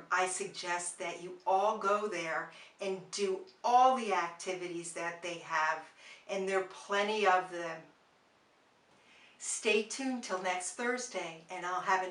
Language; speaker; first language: English; native; English